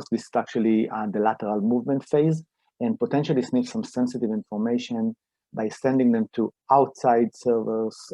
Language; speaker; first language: English; non-native, fluent; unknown